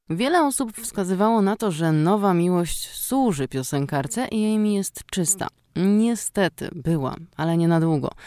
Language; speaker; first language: Polish; native; Polish